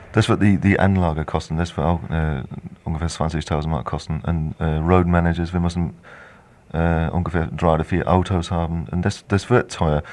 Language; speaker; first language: German; non-native, fluent; English